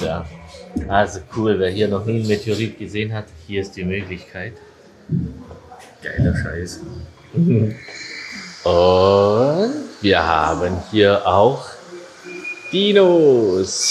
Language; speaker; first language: German; native; German